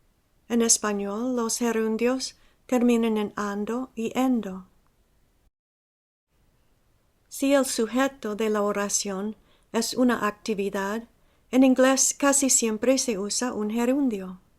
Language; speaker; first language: Spanish; non-native, fluent; English